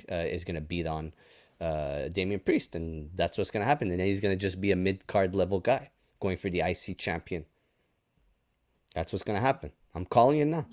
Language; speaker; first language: English; native; English